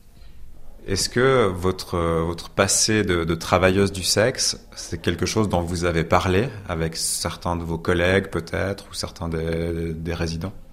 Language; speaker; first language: French; native; French